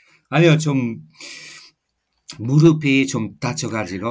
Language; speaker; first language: Korean; non-native, fluent; English